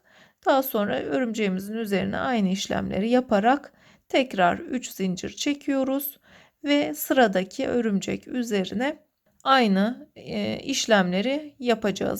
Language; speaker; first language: Turkish; native; Turkish